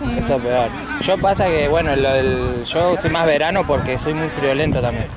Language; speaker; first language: Spanish; native; Spanish